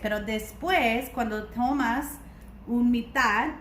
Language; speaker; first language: Spanish; non-native, learner; English